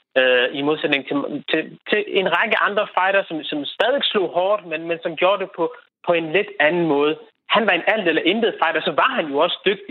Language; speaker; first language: Danish; native; Danish